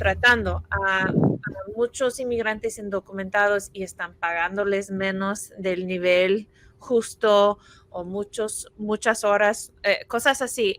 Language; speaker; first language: Spanish; non-native, fluent; English